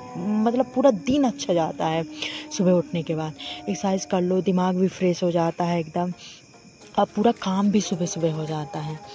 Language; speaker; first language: Hindi; native; Hindi